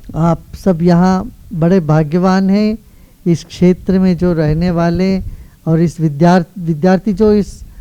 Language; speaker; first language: Hindi; non-native, local second language; Kannada